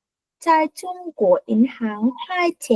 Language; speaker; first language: Chinese; non-native, learner; Vietnamese